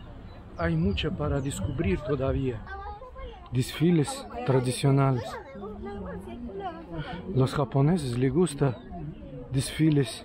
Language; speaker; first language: Spanish; non-native, learner; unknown